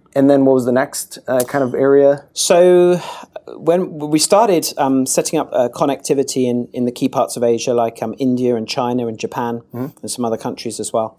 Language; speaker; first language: English; native; English